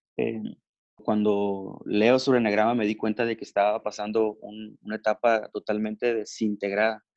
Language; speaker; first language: Spanish; native; Spanish